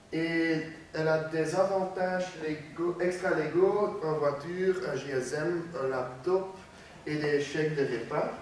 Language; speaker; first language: French; non-native, learner; Dutch